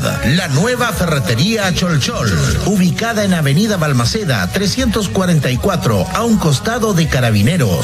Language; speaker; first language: Spanish; native; Spanish